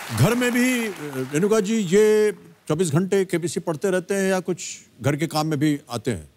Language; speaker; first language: Hindi; native; Hindi